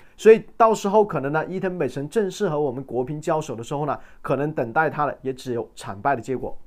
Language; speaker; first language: Chinese; native; Chinese